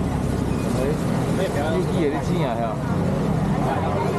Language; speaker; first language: Chinese; native; Chinese